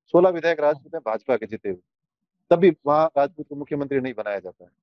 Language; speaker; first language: Hindi; native; Hindi